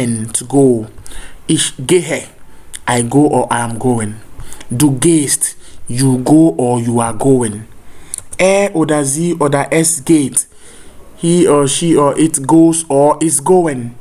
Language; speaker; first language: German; non-native, fluent; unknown